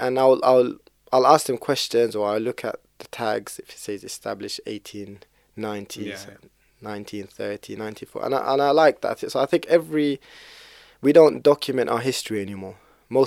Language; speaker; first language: English; native; English